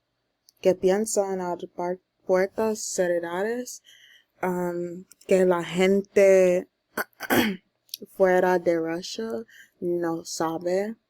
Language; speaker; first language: Spanish; non-native, learner; English